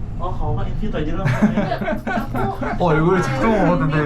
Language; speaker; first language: Korean; non-native, learner; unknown